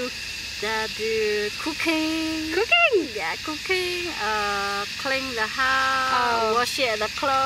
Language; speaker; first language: English; non-native, learner; Hmong